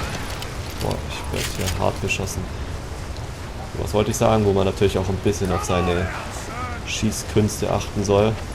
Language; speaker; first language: German; native; German